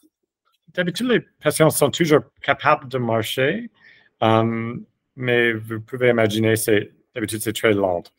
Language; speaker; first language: French; non-native, fluent; English